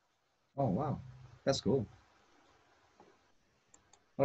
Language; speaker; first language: English; non-native, fluent; Indonesian